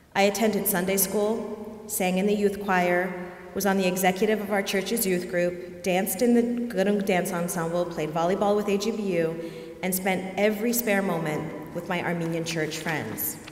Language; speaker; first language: English; native; English